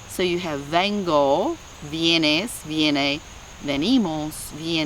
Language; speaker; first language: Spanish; non-native, fluent; English